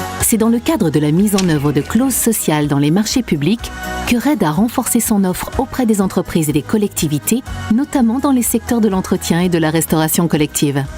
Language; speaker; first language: French; native; French